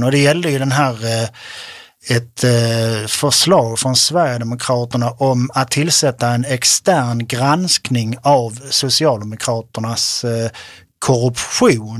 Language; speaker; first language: Swedish; native; Swedish